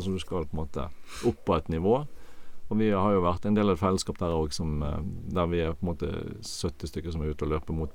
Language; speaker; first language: Norwegian; native; Norwegian